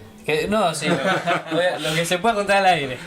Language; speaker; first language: Spanish; native; Spanish